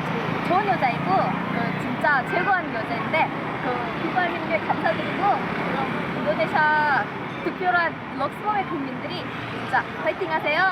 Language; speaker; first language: Korean; non-native, learner; Indonesian